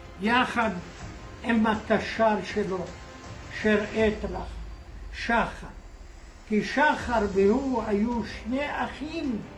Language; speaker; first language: Hebrew; non-native, local second language; Arabic